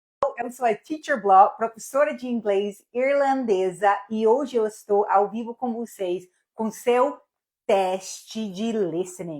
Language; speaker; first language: Portuguese; non-native, fluent; English